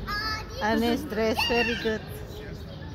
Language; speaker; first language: English; non-native, learner; Indonesian